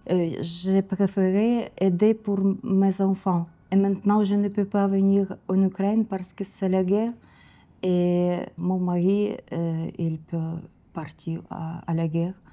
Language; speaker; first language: French; non-native, learner; Ukrainian